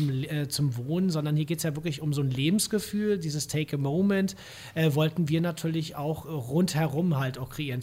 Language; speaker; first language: German; native; German